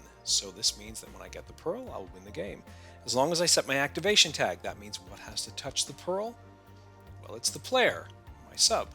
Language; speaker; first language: English; native; English